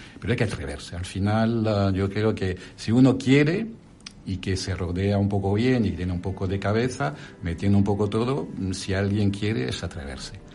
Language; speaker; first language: Spanish; non-native, fluent; French